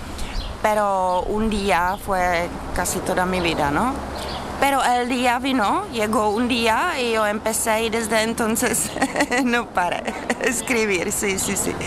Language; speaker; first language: Spanish; non-native, fluent; Czech